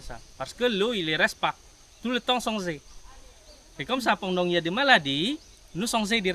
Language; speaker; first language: French; non-native, learner; Balinese